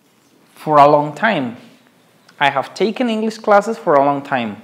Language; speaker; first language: English; non-native, fluent; Spanish